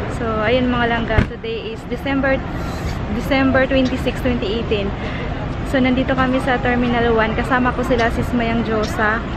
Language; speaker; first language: Filipino; non-native, local second language; Cebuano